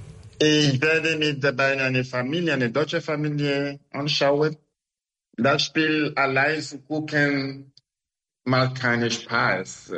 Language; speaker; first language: German; non-native, learner; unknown